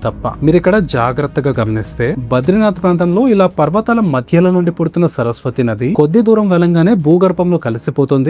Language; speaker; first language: Telugu; native; Telugu